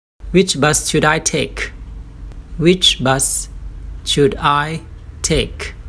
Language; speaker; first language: English; non-native, fluent; Thai